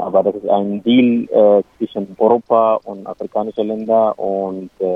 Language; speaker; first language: German; non-native, local second language; Arabic